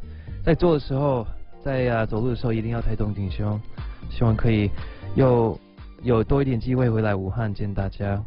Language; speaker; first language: Chinese; early bilingual, heritage; English